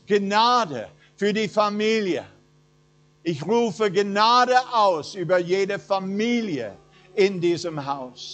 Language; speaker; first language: German; non-native, fluent; English